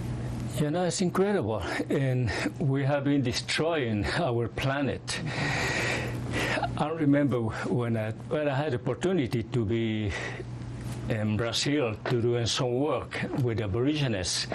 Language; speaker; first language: English; non-native, fluent; Spanish